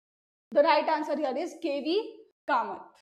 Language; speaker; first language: English; non-native, local second language; Hindi